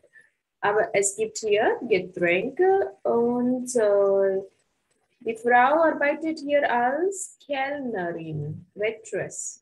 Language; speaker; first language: German; non-native, fluent; Hindi